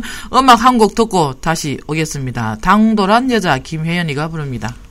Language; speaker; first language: Korean; native; Korean